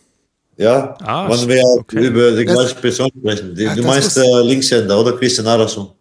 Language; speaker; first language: German; non-native, fluent; Latvian